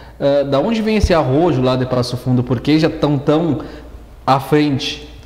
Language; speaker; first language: Portuguese; native; Portuguese